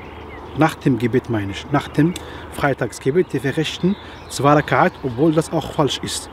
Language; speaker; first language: German; non-native, fluent; Arabic